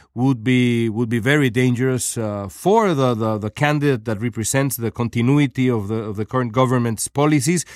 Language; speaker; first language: English; non-native, fluent; Spanish